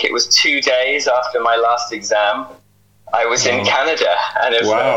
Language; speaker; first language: English; native; English